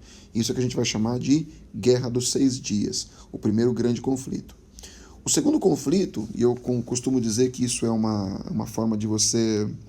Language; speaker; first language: Portuguese; native; Portuguese